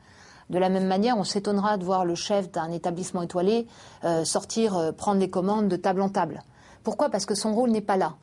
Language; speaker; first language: French; native; French